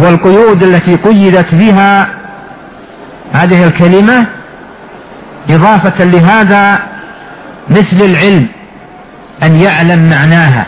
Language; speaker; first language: Arabic; native; Arabic